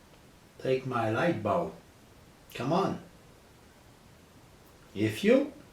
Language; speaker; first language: English; non-native, learner; French